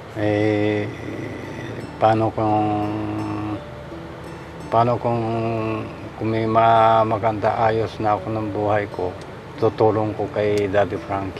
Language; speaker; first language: Filipino; non-native, learner; Japanese